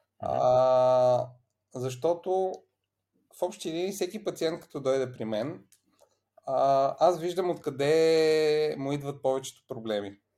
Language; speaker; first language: Bulgarian; early bilingual, other home language; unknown